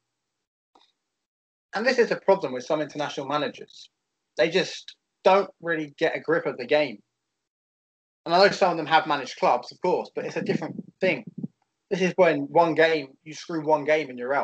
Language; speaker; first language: English; native; English